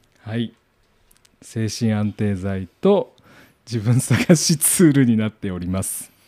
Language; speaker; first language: Japanese; native; Japanese